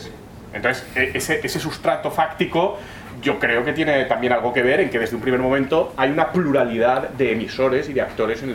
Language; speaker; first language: Spanish; native; Spanish